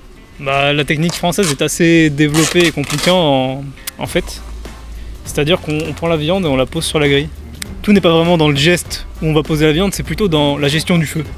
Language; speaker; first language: French; native; French